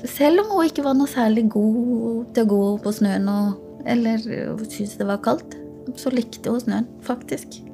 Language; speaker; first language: Norwegian; early bilingual, other home language; Portuguese